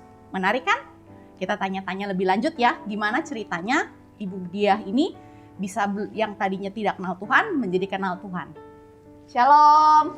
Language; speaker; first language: Indonesian; native; Indonesian